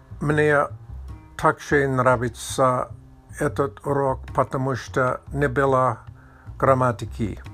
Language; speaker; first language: Russian; non-native, learner; Czech